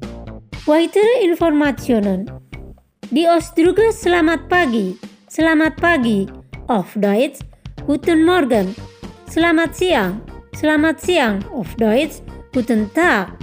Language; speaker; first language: German; non-native, fluent; Indonesian